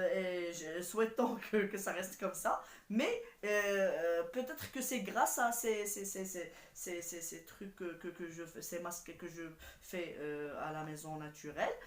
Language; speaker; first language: French; non-native, local second language; Arabic